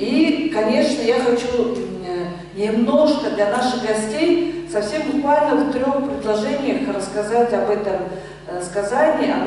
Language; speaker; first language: Russian; non-native, local second language; Tuvinian